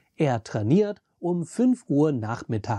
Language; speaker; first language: German; non-native, fluent; English